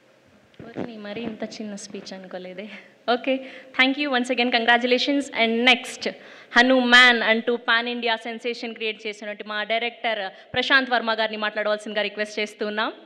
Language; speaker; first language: Telugu; native; Telugu